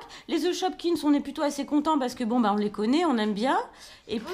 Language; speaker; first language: French; native; French